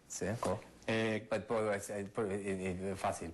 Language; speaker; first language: Spanish; non-native, learner; English